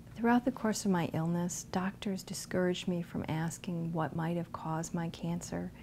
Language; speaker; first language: English; native; English